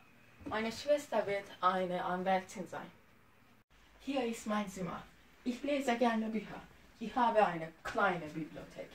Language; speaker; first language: German; non-native, learner; Turkish